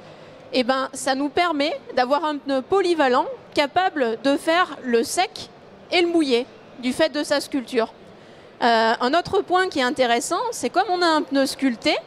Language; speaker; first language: French; native; French